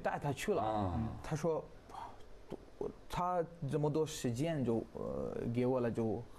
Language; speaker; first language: Chinese; non-native, learner; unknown